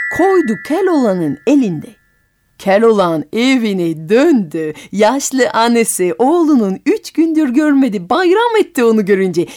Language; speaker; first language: Turkish; non-native, fluent; French